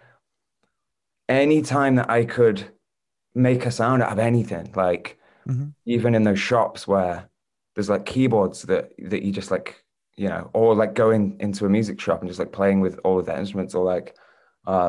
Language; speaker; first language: English; native; English